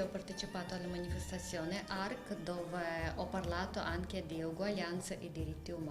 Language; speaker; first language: Italian; non-native, fluent; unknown